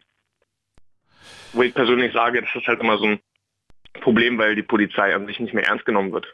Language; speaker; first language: German; native; German